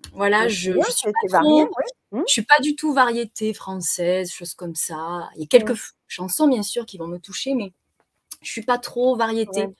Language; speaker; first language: French; native; French